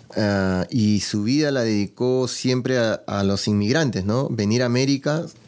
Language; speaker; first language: Spanish; native; Spanish